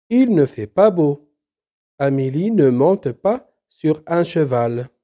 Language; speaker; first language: French; non-native, local second language; Arabic